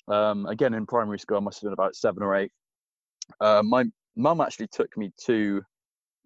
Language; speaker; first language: English; native; English